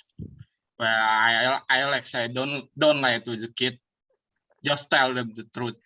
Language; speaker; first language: English; non-native, learner; Indonesian